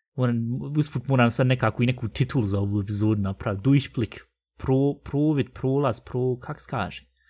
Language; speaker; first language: Bosnian; early bilingual, heritage; Bosnian